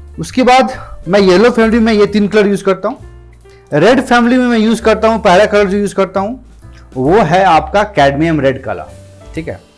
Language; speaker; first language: Hindi; non-native, local second language; Gujarati